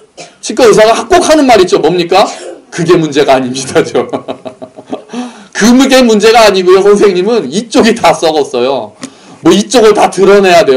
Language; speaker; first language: Korean; native; Korean